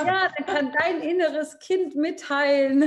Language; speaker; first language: German; native; German